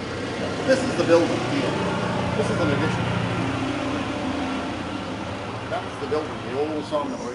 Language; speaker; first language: English; native; English